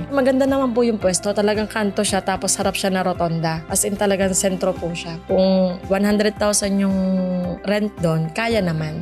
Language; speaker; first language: Filipino; native; Filipino